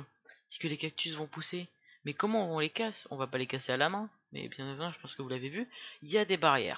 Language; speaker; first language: French; native; French